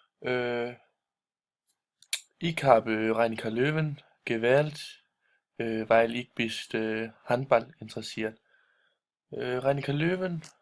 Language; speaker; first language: German; non-native, learner; Danish